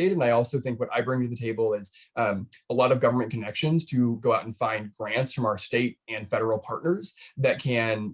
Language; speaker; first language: English; native; English